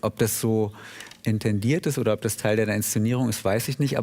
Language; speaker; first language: German; native; German